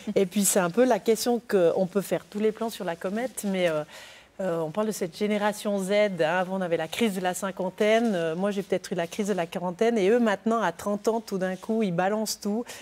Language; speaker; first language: French; native; French